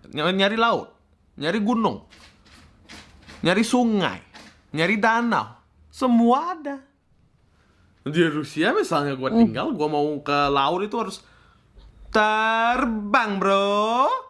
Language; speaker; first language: Indonesian; early bilingual, other home language; Russian